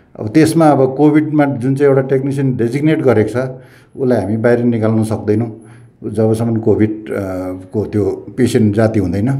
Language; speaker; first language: Nepali; native; Nepali